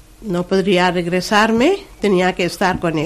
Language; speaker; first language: Spanish; non-native, learner; Wolof